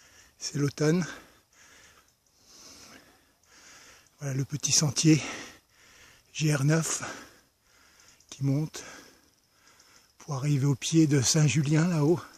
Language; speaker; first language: French; native; French